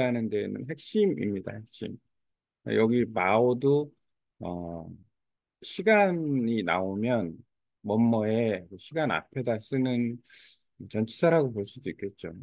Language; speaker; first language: Korean; native; Korean